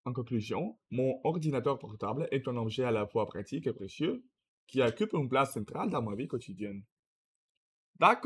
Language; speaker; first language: French; non-native, learner; Russian